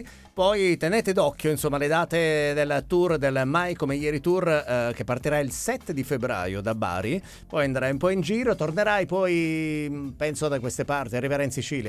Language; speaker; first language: Italian; native; Italian